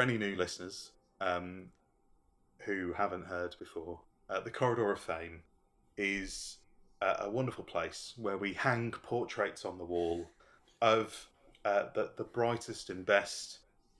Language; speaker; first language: English; native; English